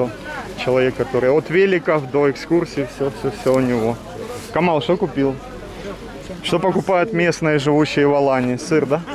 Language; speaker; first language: Russian; native; Russian